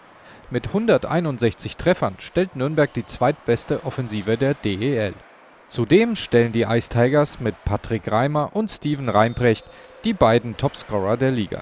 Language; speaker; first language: German; native; German